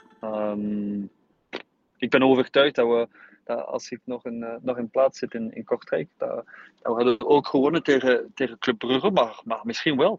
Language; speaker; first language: Dutch; non-native, fluent; English